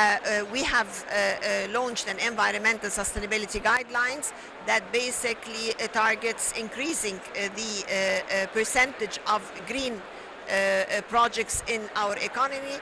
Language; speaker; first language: English; non-native, fluent; Arabic